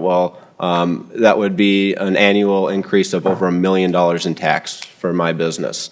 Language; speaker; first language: English; native; English